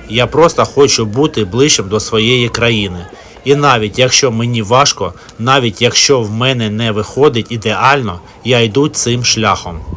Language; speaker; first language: Ukrainian; non-native, local second language; Russian